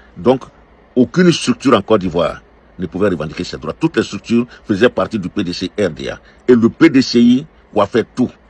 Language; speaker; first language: French; non-native, local second language; Dyula